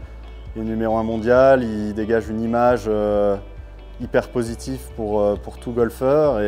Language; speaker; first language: French; native; French